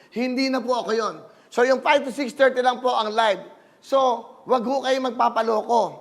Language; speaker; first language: Filipino; native; Filipino